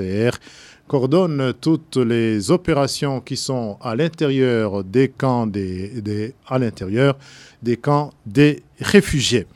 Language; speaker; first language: French; non-native, local second language; Rundi